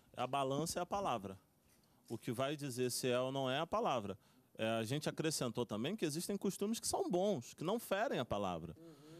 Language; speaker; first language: Portuguese; native; Portuguese